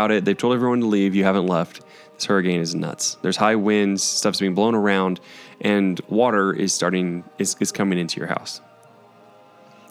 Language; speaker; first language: English; native; English